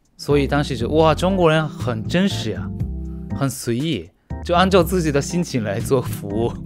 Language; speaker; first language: Chinese; non-native, fluent; Japanese